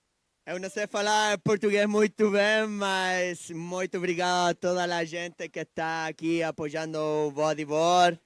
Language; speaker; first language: Portuguese; non-native, learner; Spanish